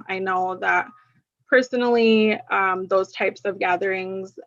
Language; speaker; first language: English; early bilingual, other home language; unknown